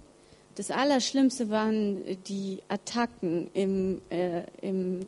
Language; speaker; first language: German; early bilingual, other home language; Russian